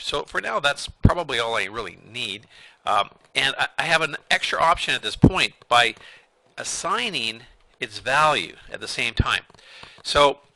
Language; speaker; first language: English; native; English